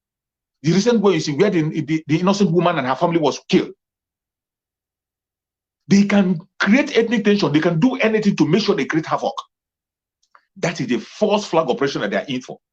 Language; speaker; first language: English; non-native, local second language; Igbo